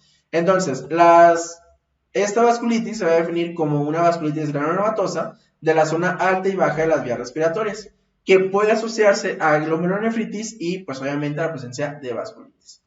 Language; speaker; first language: Spanish; native; Spanish